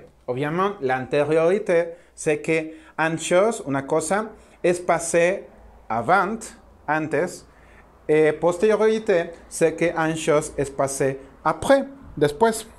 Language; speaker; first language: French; non-native, learner; Spanish